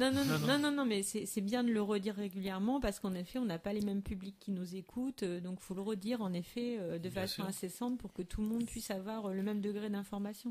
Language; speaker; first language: French; native; French